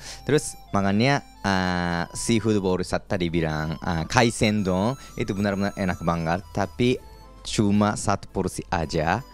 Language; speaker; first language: Indonesian; non-native, fluent; Japanese